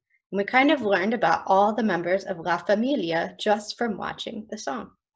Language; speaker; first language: English; native; English